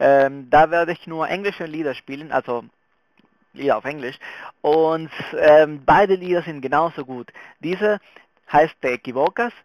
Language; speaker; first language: German; non-native, fluent; Spanish